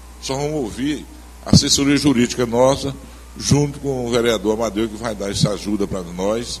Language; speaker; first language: Portuguese; native; Portuguese